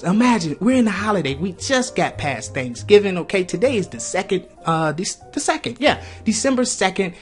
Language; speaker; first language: English; native; English